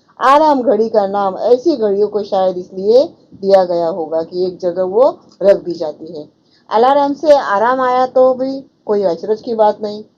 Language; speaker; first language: Hindi; non-native, local second language; Marathi